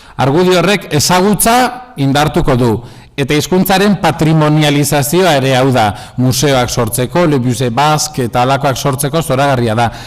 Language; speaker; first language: Basque; non-native, local second language; Spanish